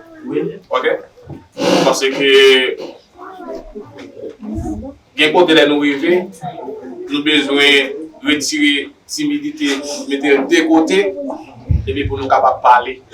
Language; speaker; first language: French; non-native, learner; Haitian Creole